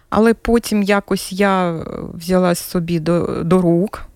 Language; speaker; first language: Ukrainian; native; Ukrainian